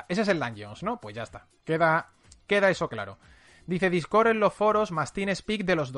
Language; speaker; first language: Spanish; native; Spanish